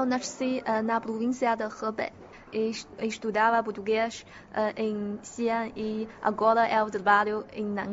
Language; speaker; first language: Portuguese; non-native, fluent; Chinese